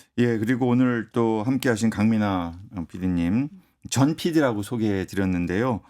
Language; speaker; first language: Korean; native; Korean